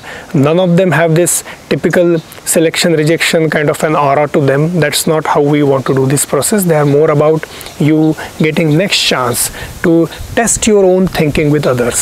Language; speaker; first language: English; non-native, local second language; Marathi